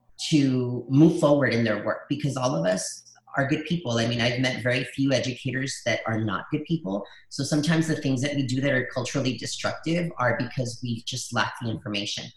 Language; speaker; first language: English; early bilingual, other home language; Spanish